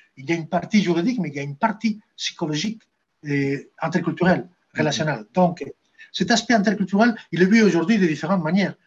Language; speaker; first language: French; non-native, fluent; Spanish